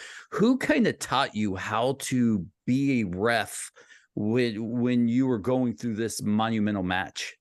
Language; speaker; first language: English; native; English